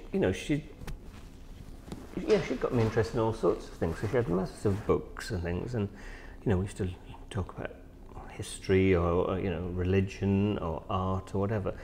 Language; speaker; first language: English; native; English